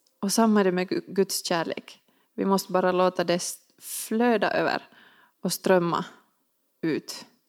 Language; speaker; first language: Swedish; native; Swedish